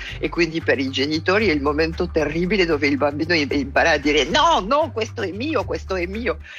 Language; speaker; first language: Italian; non-native, fluent; French